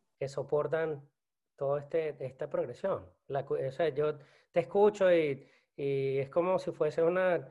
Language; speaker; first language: Spanish; native; Spanish